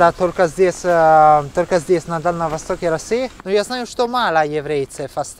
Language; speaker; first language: Russian; non-native, fluent; Italian